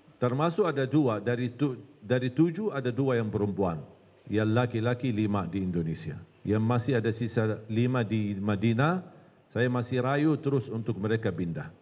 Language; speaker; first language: Indonesian; non-native, fluent; Arabic